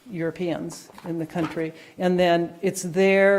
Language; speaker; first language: English; non-native, fluent; Dutch